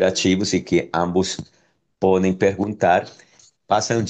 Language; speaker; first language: Portuguese; non-native, fluent; Spanish